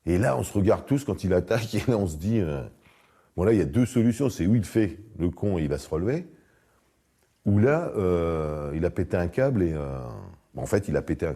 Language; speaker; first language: French; native; French